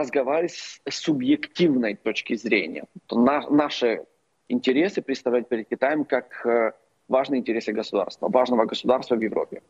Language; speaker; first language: Russian; non-native, local second language; Ukrainian